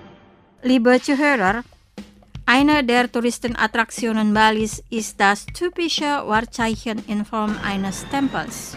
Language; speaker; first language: German; non-native, fluent; Indonesian